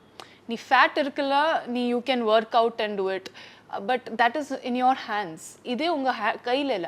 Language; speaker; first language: Tamil; non-native, learner; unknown